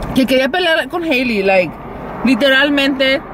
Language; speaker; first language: Spanish; early bilingual, heritage; Spanish